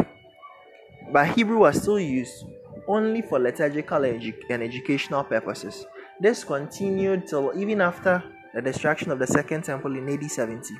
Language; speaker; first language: English; non-native, local second language; Akan